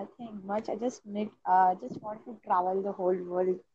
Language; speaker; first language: English; non-native, learner; Gujarati